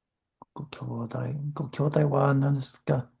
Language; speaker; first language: Japanese; non-native, learner; English